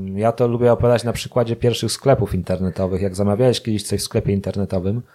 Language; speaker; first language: Polish; native; Polish